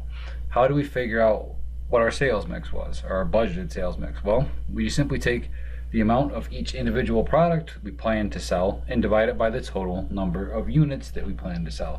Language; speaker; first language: English; native; English